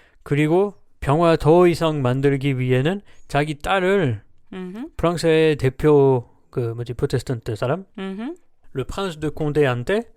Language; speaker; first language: Korean; non-native, learner; French